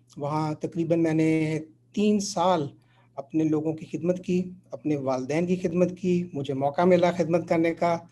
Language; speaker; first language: Urdu; native; Urdu